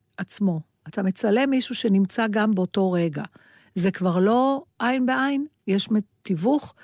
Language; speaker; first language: Hebrew; native; Hebrew